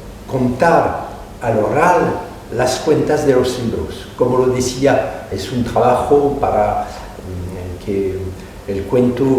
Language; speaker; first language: Spanish; non-native, fluent; French